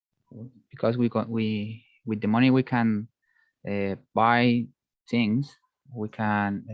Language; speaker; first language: English; non-native, learner; Spanish